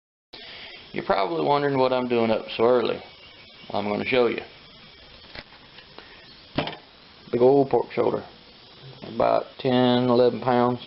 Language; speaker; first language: English; native; English